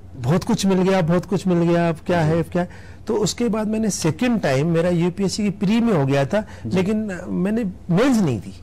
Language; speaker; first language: Hindi; native; Hindi